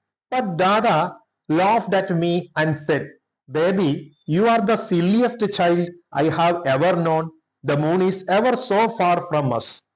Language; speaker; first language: English; non-native, local second language; Malayalam